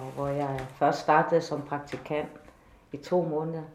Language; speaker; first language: Danish; non-native, fluent; Kalaallisut